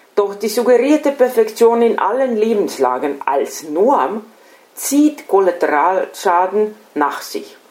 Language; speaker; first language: German; non-native, fluent; Estonian